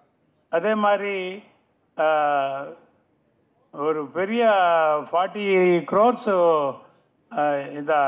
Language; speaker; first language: Tamil; non-native, local second language; Telugu